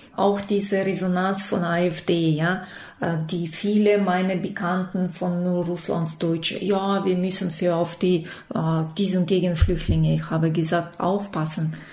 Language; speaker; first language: German; non-native, fluent; Russian